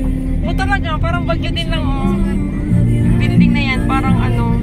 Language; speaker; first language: Filipino; native; Filipino